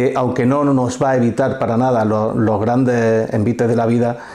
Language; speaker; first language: Spanish; native; Spanish